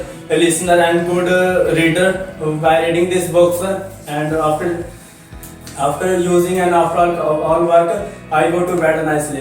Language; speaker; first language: English; non-native, learner; Hindi